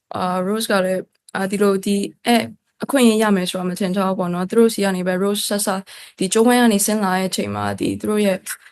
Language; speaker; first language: Burmese; non-native, local second language; Kachin